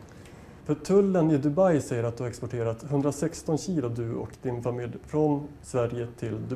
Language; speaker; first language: Swedish; native; Swedish